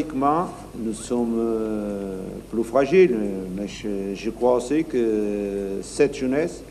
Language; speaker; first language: French; non-native, learner; Portuguese